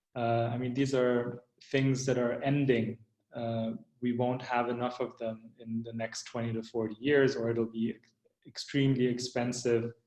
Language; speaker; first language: English; early bilingual, other home language; German